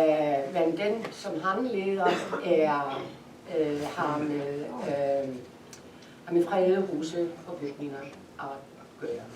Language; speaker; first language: Danish; non-native, fluent; Icelandic